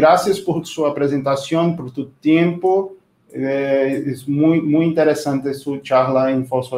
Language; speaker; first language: Spanish; non-native, fluent; Portuguese